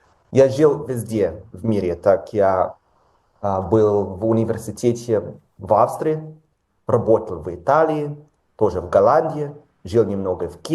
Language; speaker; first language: Russian; non-native, learner; English